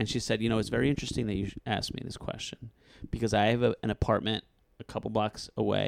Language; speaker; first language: English; native; English